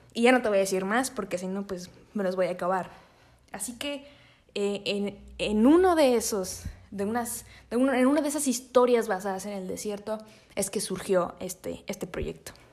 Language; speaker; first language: Spanish; native; Spanish